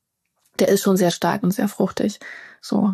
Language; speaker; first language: German; native; German